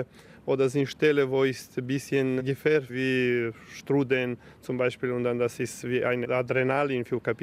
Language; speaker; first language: German; non-native, learner; Serbian